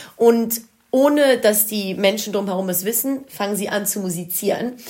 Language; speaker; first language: German; non-native, local second language; Greek